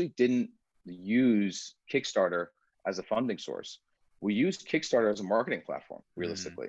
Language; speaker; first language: English; early bilingual, other home language; Persian